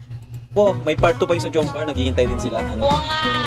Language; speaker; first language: Filipino; native; Filipino